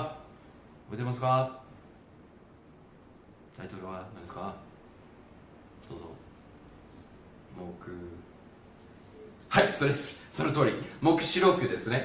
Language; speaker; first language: Japanese; non-native, fluent; English